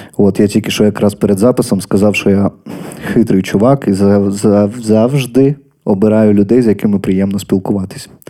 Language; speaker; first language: Ukrainian; native; Ukrainian